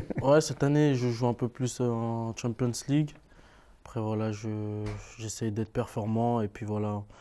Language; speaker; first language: French; native; French